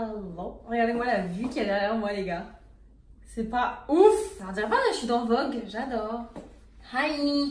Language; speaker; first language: French; early bilingual, other home language; Arabic